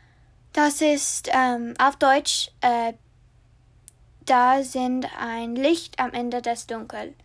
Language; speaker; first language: German; non-native, learner; English